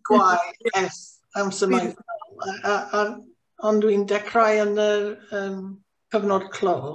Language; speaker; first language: Welsh; non-native, learner; English